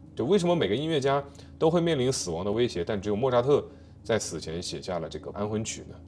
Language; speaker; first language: Chinese; native; Chinese